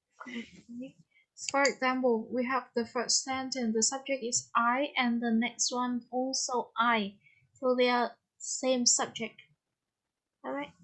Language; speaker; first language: English; non-native, fluent; Vietnamese